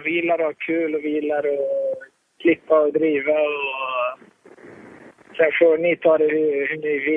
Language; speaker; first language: Swedish; early bilingual, other home language; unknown